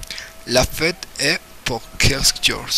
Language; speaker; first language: French; non-native, learner; Spanish